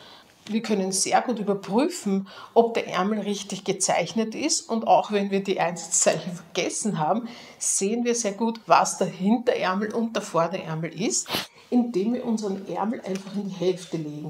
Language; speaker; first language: German; native; German